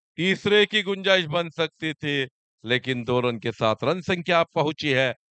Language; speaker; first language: Hindi; non-native, local second language; Marathi